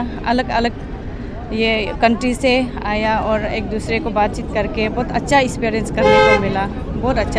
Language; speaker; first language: Hindi; non-native, local second language; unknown